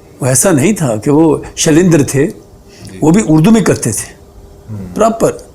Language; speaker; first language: Urdu; native; Urdu